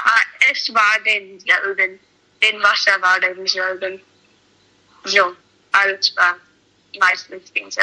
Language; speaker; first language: German; non-native, learner; English